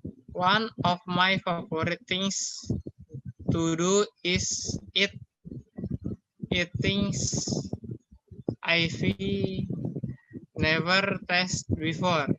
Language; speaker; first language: English; non-native, learner; Indonesian